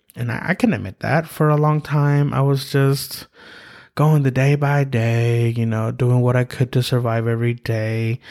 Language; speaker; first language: English; early bilingual, other home language; Spanish